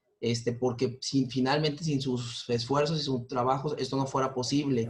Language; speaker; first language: Spanish; native; Spanish